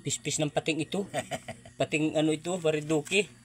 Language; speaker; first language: Filipino; native; Filipino